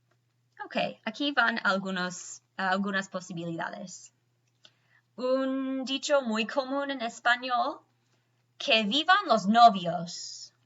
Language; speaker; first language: Spanish; non-native, fluent; English